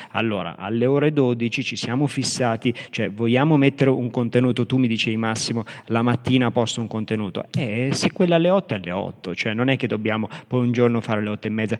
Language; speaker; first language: Italian; native; Italian